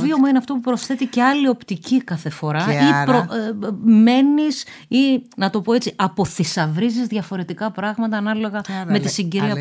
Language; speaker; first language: Greek; native; Greek